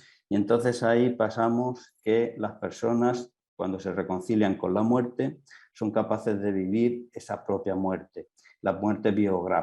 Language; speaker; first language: Spanish; native; Spanish